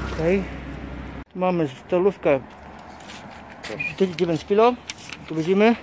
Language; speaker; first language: Polish; native; Polish